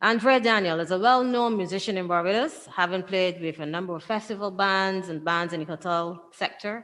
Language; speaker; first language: English; native; English